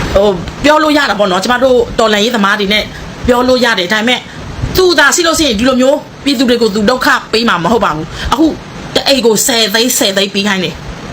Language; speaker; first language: Burmese; non-native, local second language; S'gaw Karen